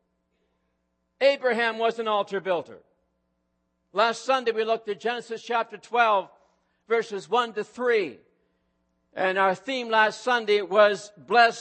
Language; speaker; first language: English; native; English